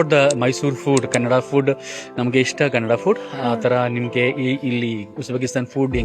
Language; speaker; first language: Kannada; non-native, learner; Malayalam